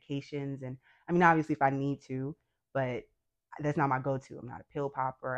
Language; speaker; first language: English; native; English